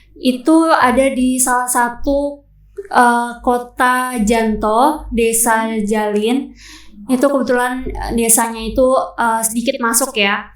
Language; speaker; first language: Indonesian; native; Indonesian